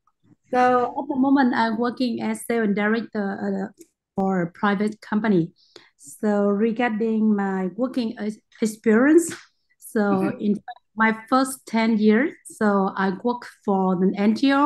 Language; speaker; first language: English; non-native, learner; Vietnamese